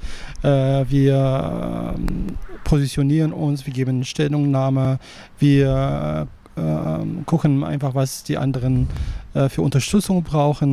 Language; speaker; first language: German; non-native, fluent; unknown